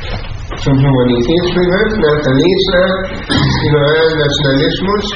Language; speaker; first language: German; native; German